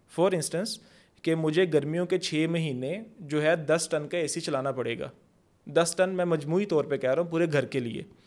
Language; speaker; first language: Urdu; non-native, local second language; Punjabi